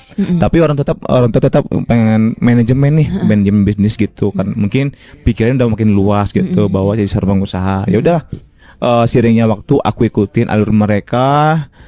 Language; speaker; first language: Indonesian; native; Indonesian